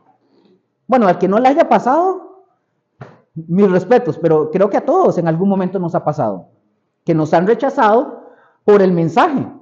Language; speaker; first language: Spanish; native; Spanish